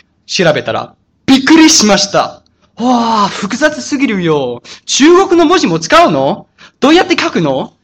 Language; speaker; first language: Japanese; non-native, fluent; English